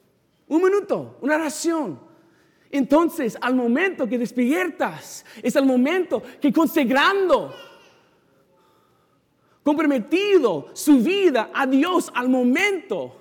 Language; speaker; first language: Spanish; non-native, fluent; English